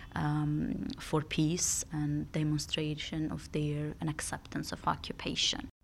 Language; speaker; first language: English; non-native, fluent; Georgian